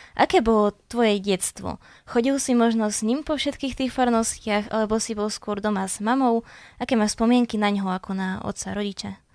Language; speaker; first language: Slovak; native; Slovak